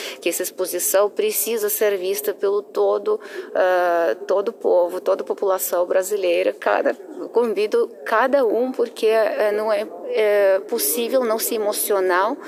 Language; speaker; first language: Portuguese; non-native, fluent; Russian